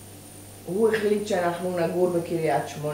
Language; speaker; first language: Hebrew; early bilingual, other home language; Persian